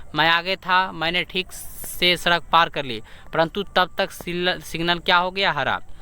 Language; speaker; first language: Hindi; native; Hindi